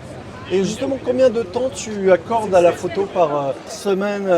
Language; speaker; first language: French; native; French